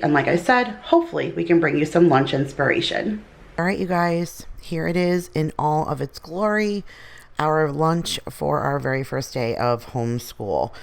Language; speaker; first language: English; native; English